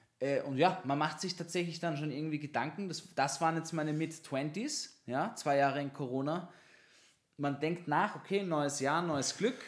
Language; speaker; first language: German; native; German